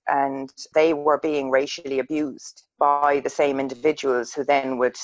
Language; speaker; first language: English; native; English